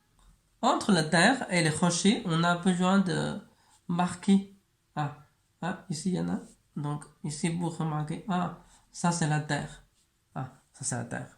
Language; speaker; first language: French; non-native, learner; Chinese